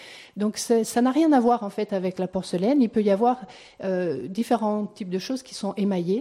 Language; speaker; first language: French; native; French